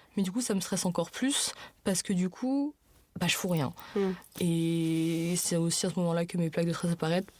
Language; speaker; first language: French; non-native, local second language; Arabic